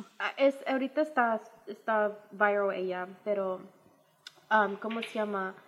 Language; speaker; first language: Spanish; early bilingual, heritage; Spanish